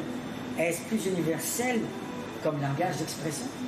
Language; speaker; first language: French; native; French